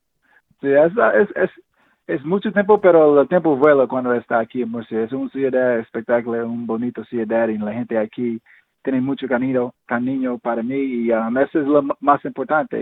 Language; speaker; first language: Spanish; non-native, fluent; English